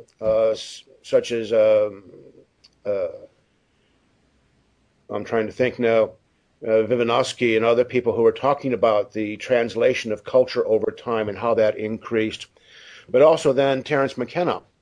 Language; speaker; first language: English; native; English